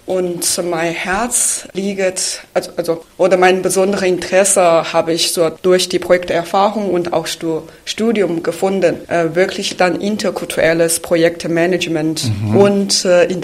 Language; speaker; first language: German; non-native, fluent; Chinese